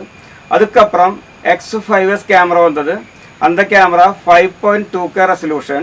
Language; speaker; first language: Tamil; non-native, learner; Malayalam